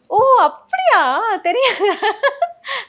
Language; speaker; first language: Tamil; native; Tamil